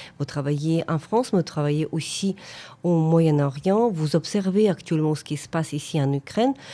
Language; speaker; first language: French; non-native, fluent; Ukrainian